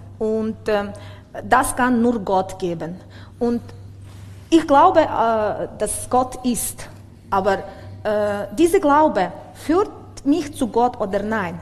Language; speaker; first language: German; non-native, learner; Ukrainian